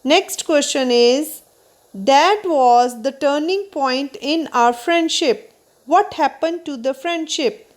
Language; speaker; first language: English; non-native, local second language; Punjabi